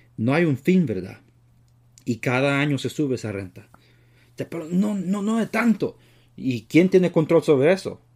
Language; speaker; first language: Spanish; early bilingual, heritage; Spanish